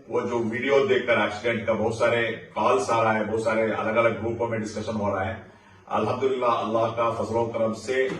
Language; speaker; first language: Urdu; native; Urdu